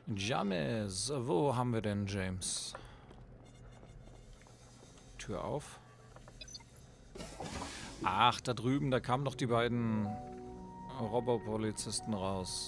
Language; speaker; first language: German; native; German